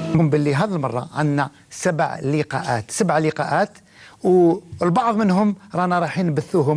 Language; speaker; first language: Arabic; native; Arabic